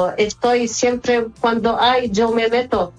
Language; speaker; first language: Spanish; non-native, fluent; Arabic